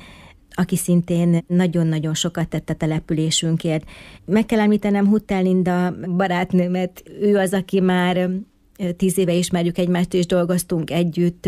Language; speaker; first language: Hungarian; native; Hungarian